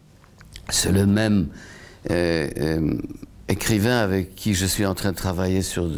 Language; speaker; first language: French; non-native, fluent; Polish